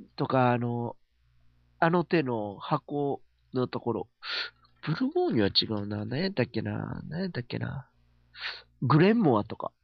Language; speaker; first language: Japanese; native; Japanese